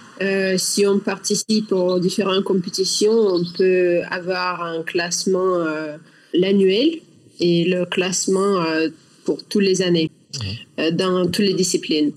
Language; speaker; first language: French; non-native, learner; Russian